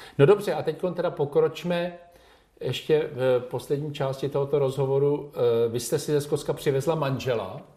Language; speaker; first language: Czech; native; Czech